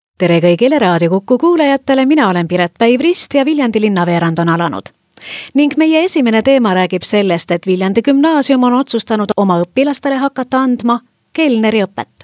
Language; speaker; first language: Estonian; native; Estonian